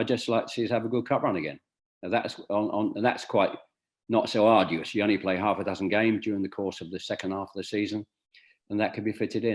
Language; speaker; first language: English; native; English